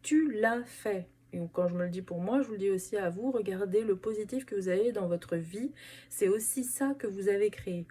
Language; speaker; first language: French; native; French